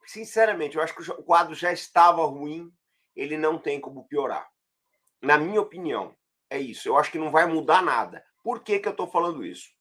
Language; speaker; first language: Portuguese; native; Portuguese